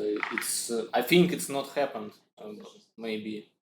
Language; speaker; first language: English; non-native, learner; Russian